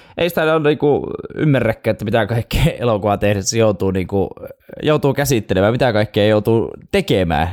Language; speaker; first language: Finnish; native; Finnish